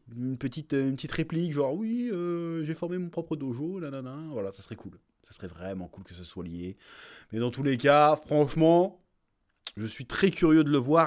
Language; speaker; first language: French; native; French